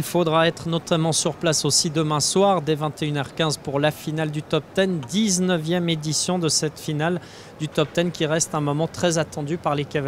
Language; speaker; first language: French; native; French